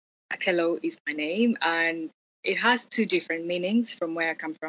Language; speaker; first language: English; non-native, local second language; Acoli